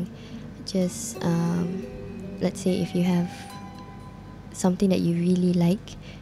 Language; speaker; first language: English; non-native, local second language; Malay